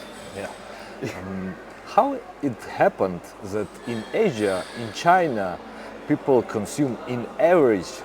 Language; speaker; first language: English; non-native, fluent; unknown